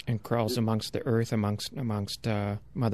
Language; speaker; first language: English; native; English